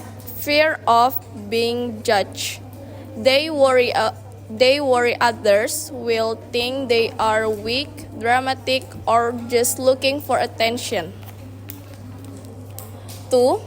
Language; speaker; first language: English; non-native, learner; Indonesian